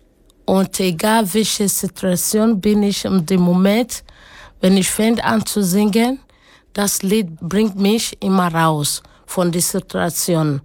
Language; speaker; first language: German; non-native, learner; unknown